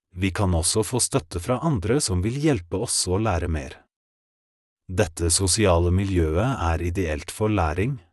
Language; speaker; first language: Norwegian; non-native, learner; Polish